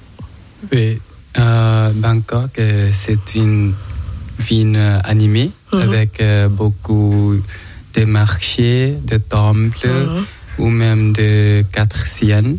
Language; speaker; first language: French; non-native, learner; Thai